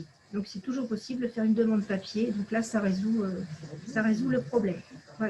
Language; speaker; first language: French; native; French